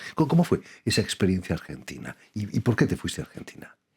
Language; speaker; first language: Spanish; native; Spanish